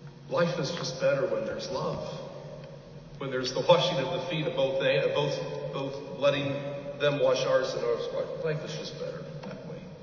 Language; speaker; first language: English; native; English